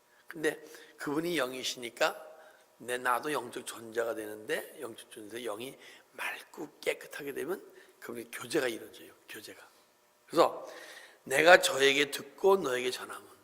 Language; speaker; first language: Korean; native; Korean